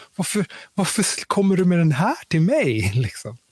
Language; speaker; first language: Swedish; native; Swedish